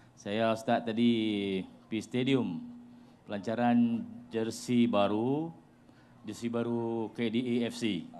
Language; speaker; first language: Malay; native; Malay